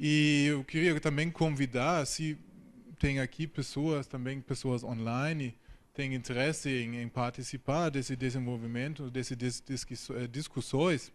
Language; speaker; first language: Portuguese; non-native, fluent; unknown